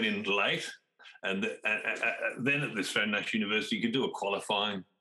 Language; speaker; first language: English; native; English